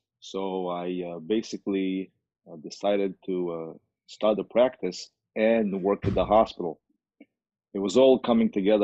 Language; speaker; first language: English; non-native, fluent; Hebrew